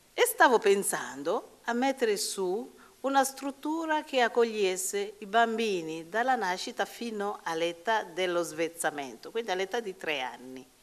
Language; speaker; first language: Italian; non-native, fluent; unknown